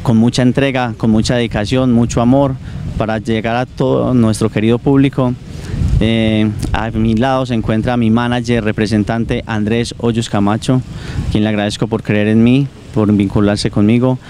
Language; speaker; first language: Spanish; native; Spanish